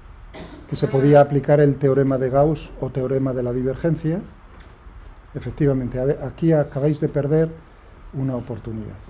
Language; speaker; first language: Spanish; native; Spanish